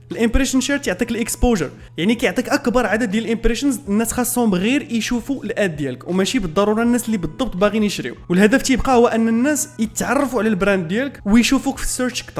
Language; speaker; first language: Arabic; native; Arabic